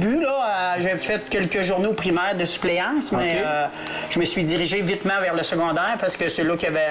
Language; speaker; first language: French; native; French